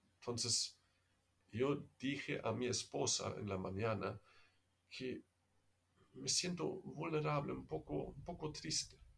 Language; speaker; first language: Spanish; non-native, fluent; German